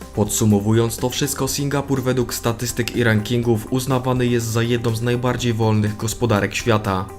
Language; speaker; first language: Polish; native; Polish